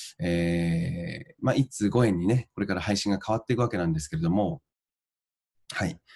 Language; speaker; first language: Japanese; native; Japanese